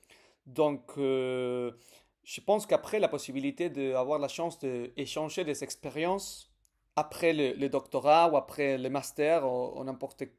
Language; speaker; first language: French; non-native, fluent; Spanish